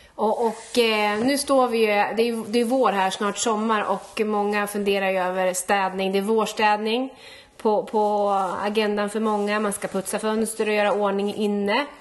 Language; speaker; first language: Swedish; native; Swedish